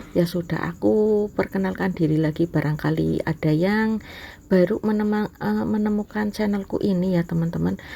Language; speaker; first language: Indonesian; non-native, local second language; Javanese